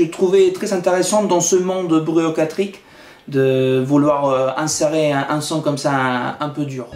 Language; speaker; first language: French; non-native, fluent; Spanish